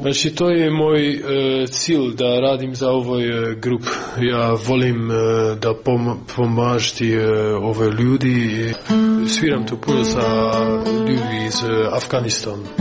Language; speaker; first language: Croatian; non-native, learner; Dutch